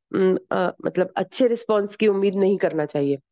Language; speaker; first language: Hindi; native; Hindi